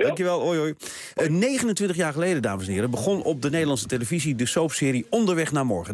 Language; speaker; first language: Dutch; native; Dutch